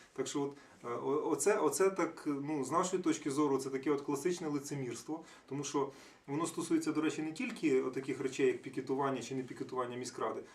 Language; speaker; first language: Ukrainian; native; Ukrainian